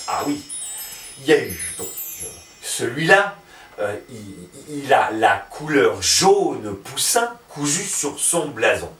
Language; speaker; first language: French; native; French